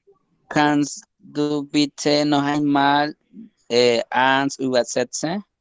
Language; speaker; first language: German; non-native, learner; Spanish